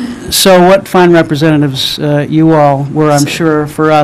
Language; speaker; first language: English; native; English